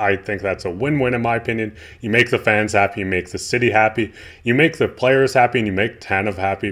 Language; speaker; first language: English; native; English